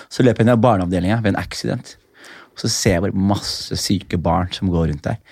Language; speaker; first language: Norwegian; early bilingual, other home language; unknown